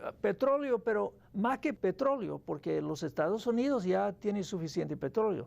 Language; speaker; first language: Spanish; non-native, fluent; English